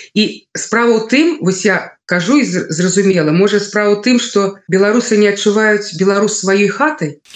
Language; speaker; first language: Belarusian; non-native, local second language; Russian